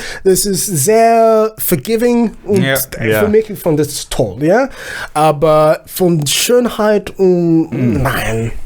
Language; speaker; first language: German; non-native, learner; Zulu